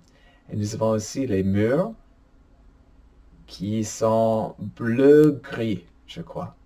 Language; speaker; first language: French; non-native, fluent; English